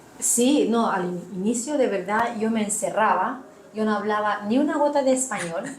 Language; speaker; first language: Spanish; non-native, fluent; Japanese